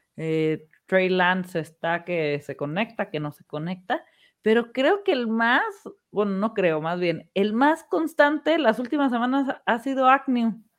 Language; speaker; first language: Spanish; native; Spanish